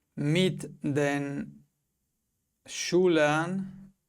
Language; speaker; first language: German; non-native, fluent; Spanish